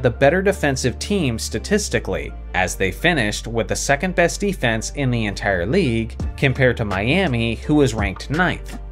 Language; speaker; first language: English; native; English